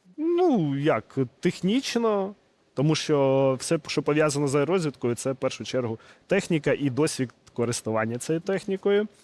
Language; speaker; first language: Ukrainian; non-native, local second language; Russian